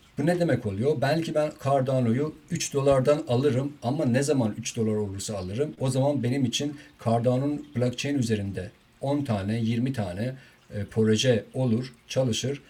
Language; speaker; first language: Turkish; non-native, fluent; Persian